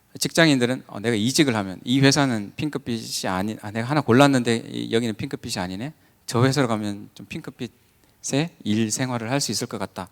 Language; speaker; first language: Korean; native; Korean